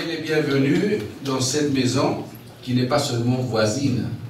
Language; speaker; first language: French; non-native, fluent; Spanish